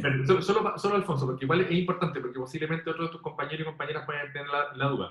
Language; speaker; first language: Spanish; native; Spanish